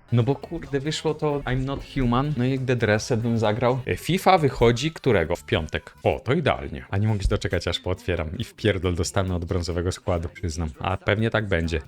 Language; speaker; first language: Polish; native; Polish